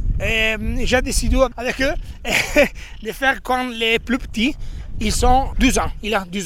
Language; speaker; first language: French; non-native, learner; Italian